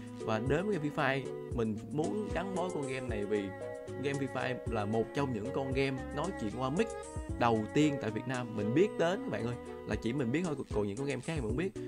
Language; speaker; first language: Vietnamese; non-native, local second language; Chinese